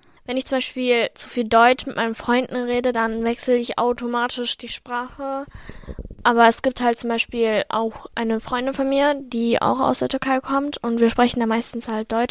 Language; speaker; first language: German; native; German